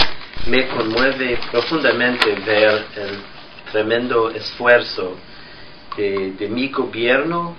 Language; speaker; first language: Spanish; non-native, fluent; English